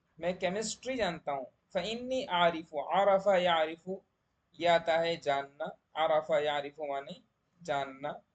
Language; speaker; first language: Urdu; native; Urdu